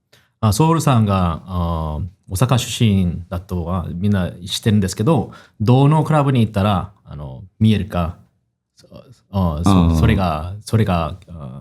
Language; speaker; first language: Japanese; non-native, fluent; Korean